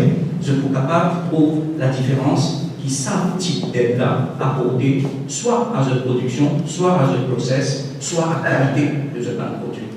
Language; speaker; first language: French; non-native, local second language; Morisyen